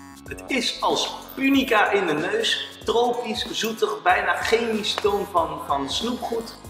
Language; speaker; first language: Dutch; native; Dutch